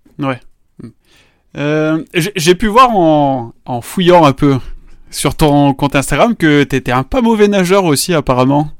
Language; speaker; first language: French; native; French